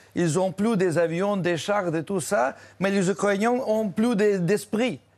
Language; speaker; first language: French; non-native, fluent; Russian